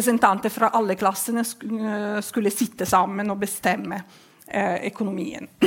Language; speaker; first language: Norwegian; non-native, fluent; Italian